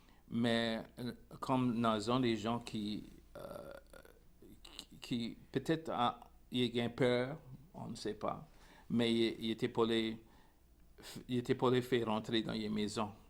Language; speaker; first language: French; non-native, local second language; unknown